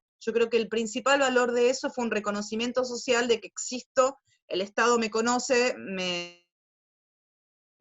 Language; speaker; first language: Spanish; native; Spanish